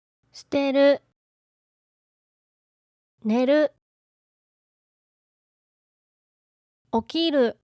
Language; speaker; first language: Japanese; native; Japanese